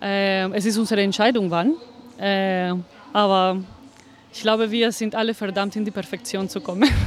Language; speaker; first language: German; non-native, fluent; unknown